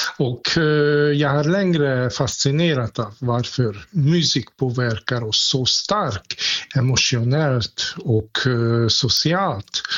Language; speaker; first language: Swedish; non-native, fluent; Hungarian